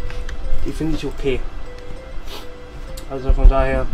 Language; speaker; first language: German; native; German